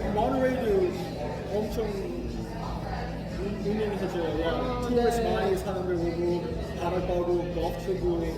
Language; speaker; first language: Korean; early bilingual, heritage; Korean